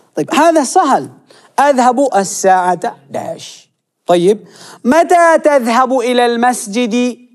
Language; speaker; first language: Arabic; non-native, fluent; Kashmiri